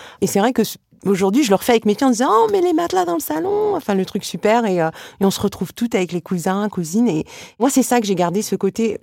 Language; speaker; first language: French; early bilingual, other home language; Arabic